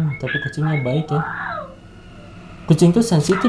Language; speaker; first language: Indonesian; native; Indonesian